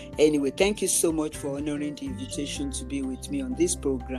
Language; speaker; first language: English; non-native, local second language; Yoruba